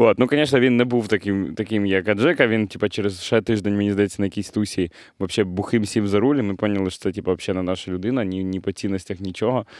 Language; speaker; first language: Ukrainian; non-native, local second language; Russian